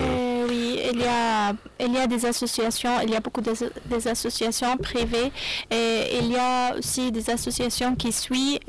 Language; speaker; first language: French; non-native, learner; Arabic